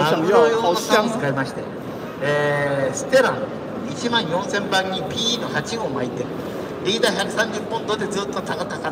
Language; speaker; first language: Japanese; native; Japanese